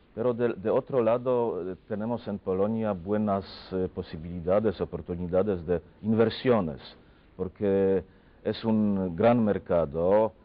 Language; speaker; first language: Spanish; non-native, fluent; Polish